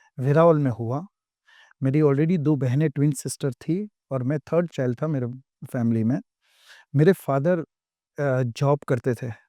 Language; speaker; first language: Hindi; non-native, local second language; Gujarati